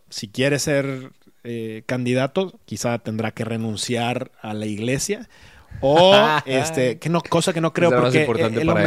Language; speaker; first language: Spanish; native; Spanish